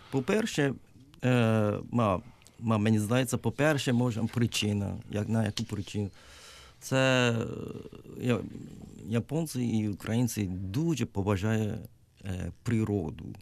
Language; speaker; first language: Ukrainian; non-native, learner; Japanese